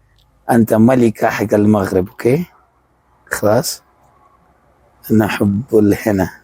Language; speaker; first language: Arabic; non-native, learner; Urdu